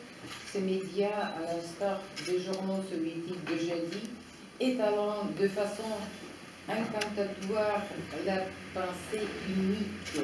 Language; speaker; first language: French; non-native, fluent; Russian